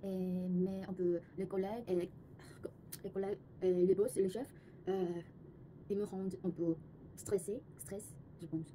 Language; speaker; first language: French; non-native, learner; Korean